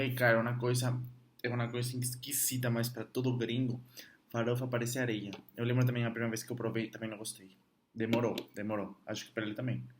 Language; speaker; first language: Portuguese; non-native, fluent; Spanish